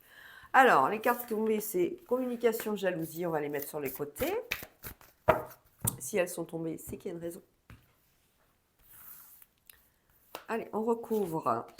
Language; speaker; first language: French; native; French